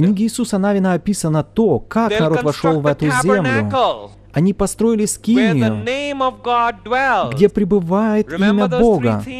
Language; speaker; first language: Russian; native; Russian